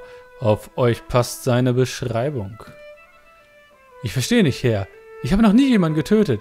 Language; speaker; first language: German; native; German